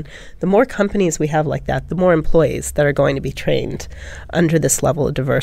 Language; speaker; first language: English; native; English